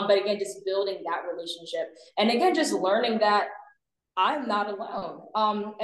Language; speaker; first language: English; native; English